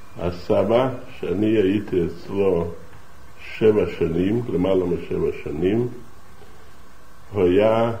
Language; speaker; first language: Hebrew; non-native, fluent; Yiddish